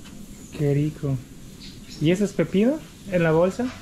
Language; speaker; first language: Spanish; non-native, learner; German